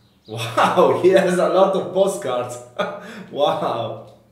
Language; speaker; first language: English; non-native, fluent; Italian